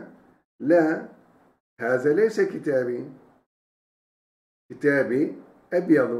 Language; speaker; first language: Arabic; non-native, fluent; Turkish